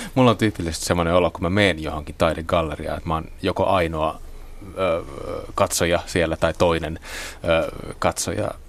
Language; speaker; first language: Finnish; native; Finnish